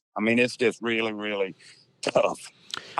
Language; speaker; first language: English; native; English